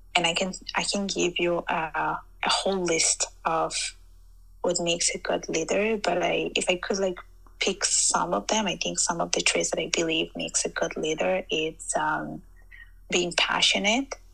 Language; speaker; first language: English; early bilingual, heritage; Italian